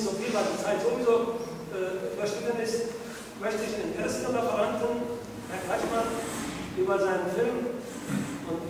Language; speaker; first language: German; non-native, fluent; Arabic